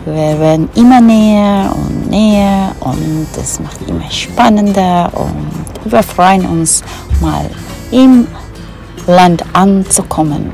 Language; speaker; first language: German; non-native, fluent; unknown